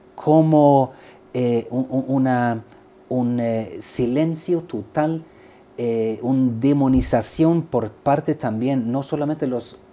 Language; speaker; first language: Spanish; non-native, fluent; Swedish